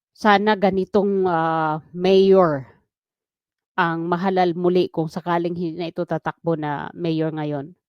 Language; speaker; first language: Filipino; non-native, local second language; Waray